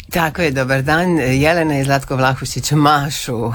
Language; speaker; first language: Serbian; native; Serbian